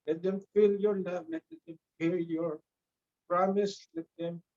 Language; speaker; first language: English; non-native, local second language; Filipino